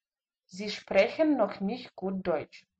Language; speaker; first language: German; non-native, fluent; Russian